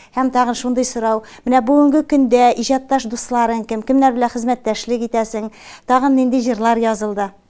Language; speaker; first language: Tatar; native; Tatar